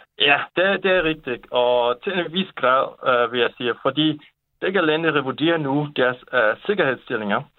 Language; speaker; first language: Danish; non-native, fluent; Japanese